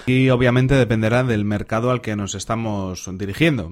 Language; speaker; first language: Spanish; native; Spanish